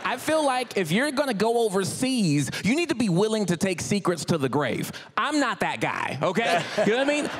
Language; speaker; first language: English; native; English